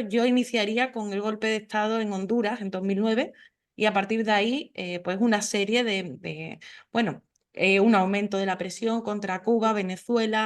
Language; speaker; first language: Spanish; native; Spanish